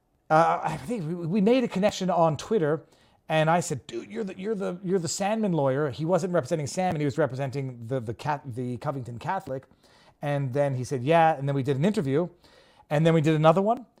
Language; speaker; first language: English; native; English